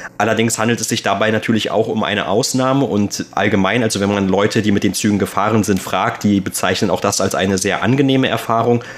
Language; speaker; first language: German; native; German